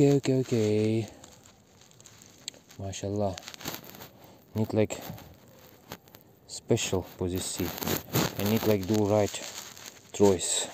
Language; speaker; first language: English; non-native, learner; Russian